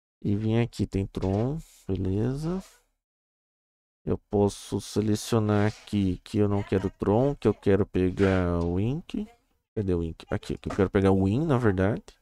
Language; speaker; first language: Portuguese; native; Portuguese